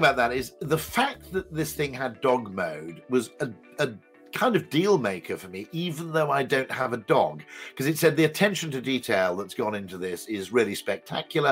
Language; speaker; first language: English; native; English